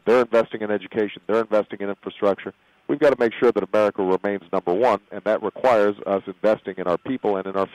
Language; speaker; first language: English; native; English